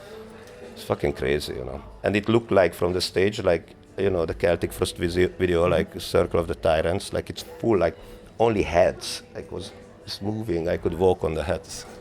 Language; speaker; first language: English; non-native, fluent; Hungarian